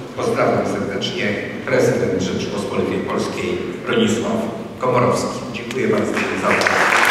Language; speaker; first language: Polish; native; Polish